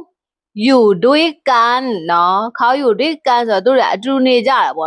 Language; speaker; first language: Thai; non-native, fluent; Burmese